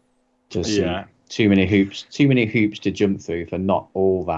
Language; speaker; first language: English; native; English